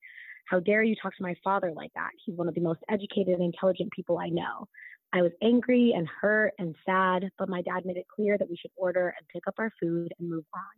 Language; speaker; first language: English; native; English